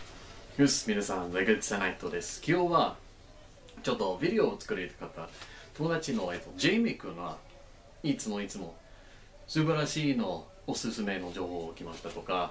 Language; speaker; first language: Japanese; non-native, learner; English